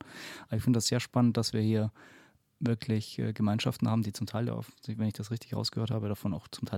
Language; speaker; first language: German; native; German